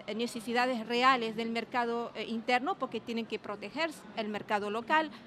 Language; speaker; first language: Spanish; non-native, fluent; Arabic